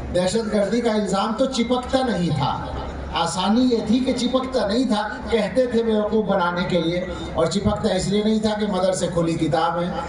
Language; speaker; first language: Urdu; native; Urdu